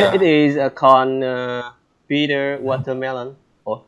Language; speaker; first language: English; non-native, learner; Vietnamese